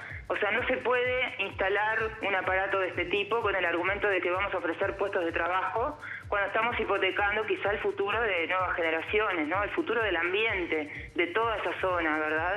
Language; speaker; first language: Spanish; native; Spanish